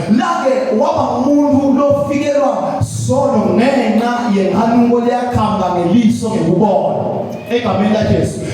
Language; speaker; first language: Zulu; non-native, local second language; Swati